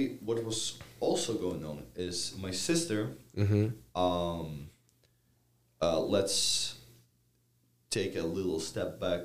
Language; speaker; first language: English; non-native, fluent; Ukrainian